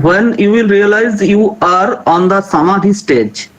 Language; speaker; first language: English; non-native, local second language; Bangla